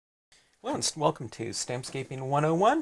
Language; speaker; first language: English; native; English